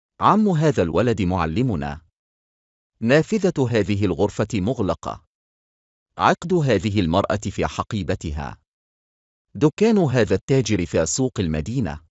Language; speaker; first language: Arabic; non-native, fluent; Bangla